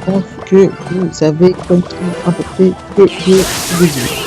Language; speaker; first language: French; native; French